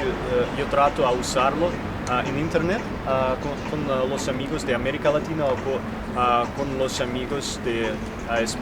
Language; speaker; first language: Spanish; non-native, learner; Ukrainian